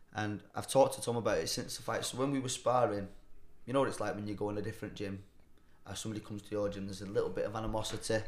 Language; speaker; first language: English; native; English